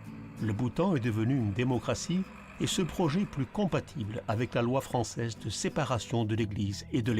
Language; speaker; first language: French; native; French